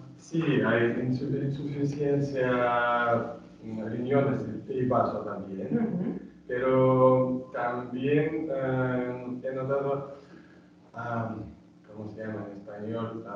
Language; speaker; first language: Spanish; non-native, learner; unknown